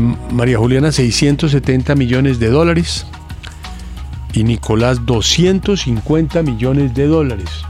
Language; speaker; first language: Spanish; native; Spanish